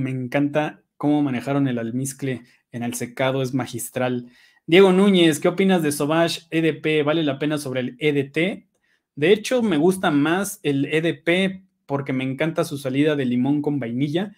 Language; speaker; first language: Spanish; native; Spanish